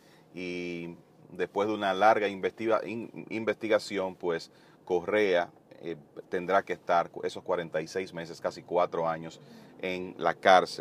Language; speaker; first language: Spanish; native; Spanish